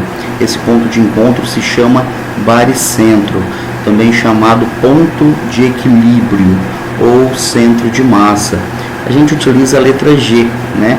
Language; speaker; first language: Portuguese; native; Portuguese